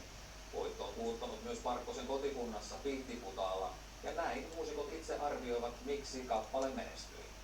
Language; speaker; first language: Finnish; native; Finnish